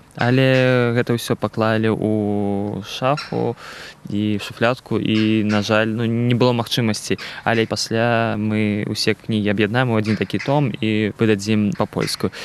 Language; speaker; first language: Belarusian; native; Belarusian